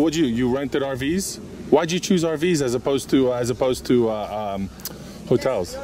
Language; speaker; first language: English; native; English